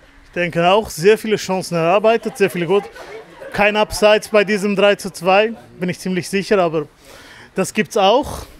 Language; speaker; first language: German; native; German